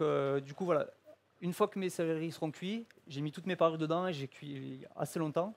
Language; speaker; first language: French; native; French